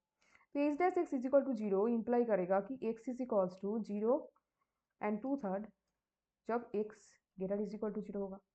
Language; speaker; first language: Hindi; native; Hindi